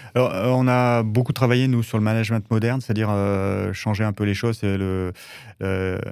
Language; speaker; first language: French; native; French